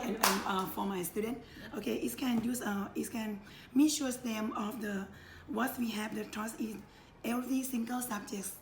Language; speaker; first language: English; non-native, learner; Thai